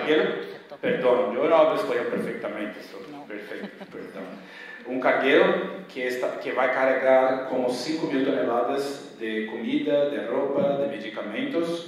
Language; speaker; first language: Spanish; non-native, fluent; Portuguese